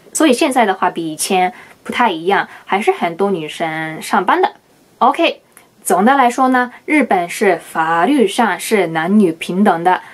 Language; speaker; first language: Chinese; non-native, fluent; Japanese